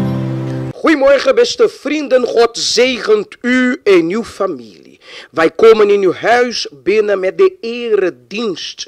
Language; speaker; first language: Dutch; non-native, fluent; Portuguese